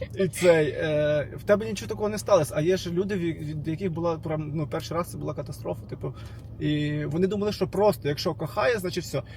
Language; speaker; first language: Ukrainian; non-native, local second language; Russian